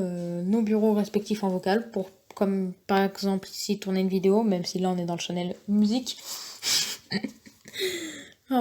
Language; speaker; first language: French; native; French